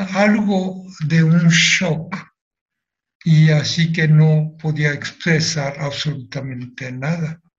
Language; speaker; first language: Spanish; non-native, fluent; Japanese